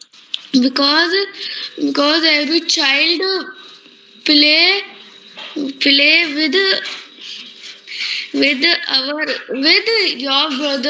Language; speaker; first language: English; non-native, learner; Hindi